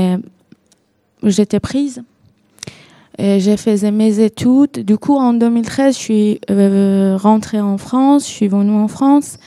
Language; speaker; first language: French; non-native, learner; Persian